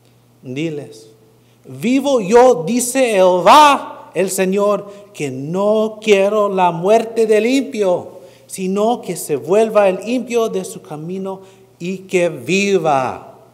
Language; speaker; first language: Spanish; non-native, fluent; English